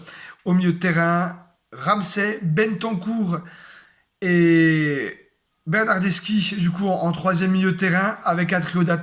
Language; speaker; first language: French; native; French